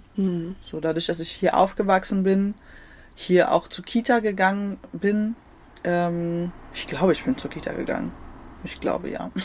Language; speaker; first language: German; native; German